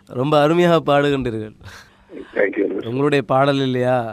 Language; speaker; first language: Tamil; native; Tamil